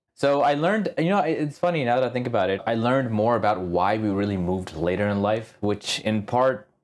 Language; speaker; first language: English; non-native, local second language; Urdu